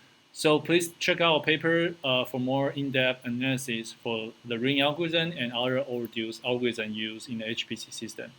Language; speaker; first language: English; non-native, fluent; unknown